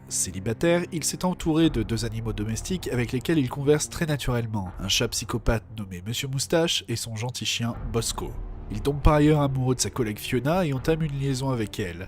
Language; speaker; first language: French; native; French